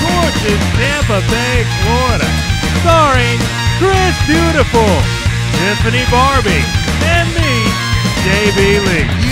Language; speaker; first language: English; native; English